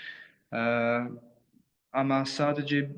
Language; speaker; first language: Turkish; non-native, learner; English